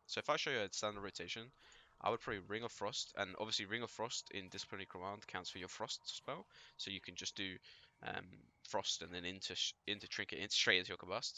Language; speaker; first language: English; native; English